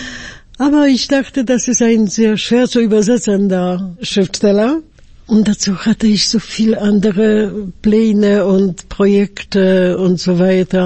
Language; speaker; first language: German; non-native, fluent; Polish